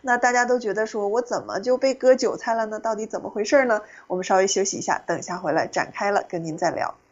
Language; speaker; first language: Chinese; native; Chinese